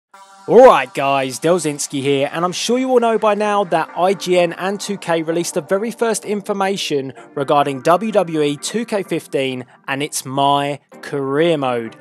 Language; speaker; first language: English; native; English